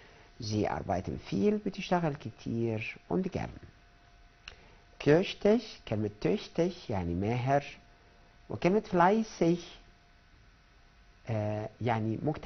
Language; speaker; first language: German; non-native, fluent; Arabic